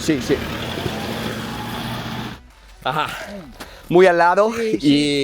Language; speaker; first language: Spanish; non-native, learner; English